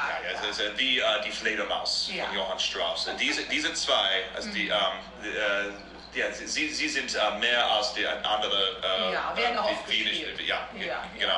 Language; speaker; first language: German; non-native, learner; English